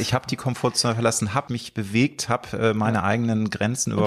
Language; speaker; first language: German; native; German